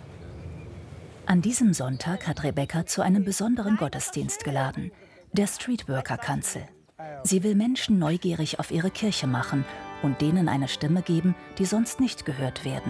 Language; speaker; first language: German; native; German